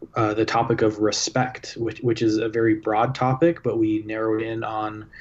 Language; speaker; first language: English; native; English